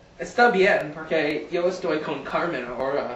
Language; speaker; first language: Spanish; non-native, learner; English